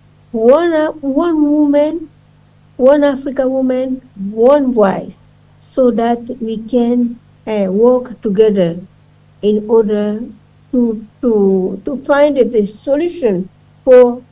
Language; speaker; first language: English; non-native, learner; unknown